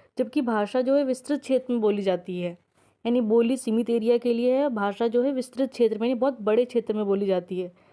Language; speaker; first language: Hindi; native; Hindi